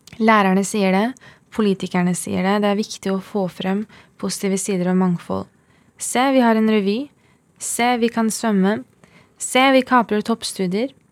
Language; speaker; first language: Norwegian; early bilingual, other home language; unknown